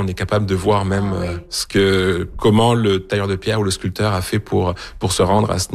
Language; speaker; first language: French; native; French